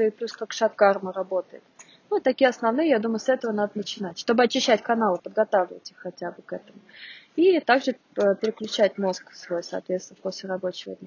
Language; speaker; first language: Russian; native; Russian